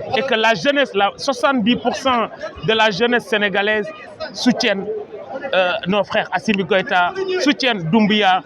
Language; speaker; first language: French; non-native, local second language; Wolof